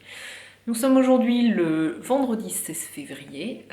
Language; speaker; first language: French; native; French